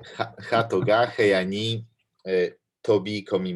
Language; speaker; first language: Japanese; non-native, learner; Polish